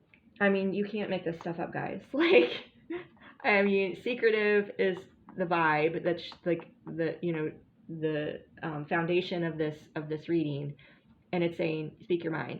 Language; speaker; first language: English; native; English